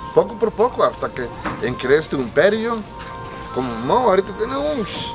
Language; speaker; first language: Spanish; early bilingual, heritage; Spanish